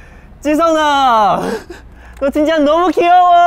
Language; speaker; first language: Korean; non-native, learner; Chinese